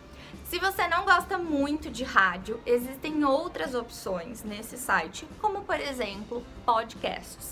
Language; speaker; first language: Portuguese; native; Portuguese